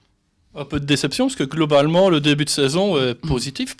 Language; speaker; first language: French; native; French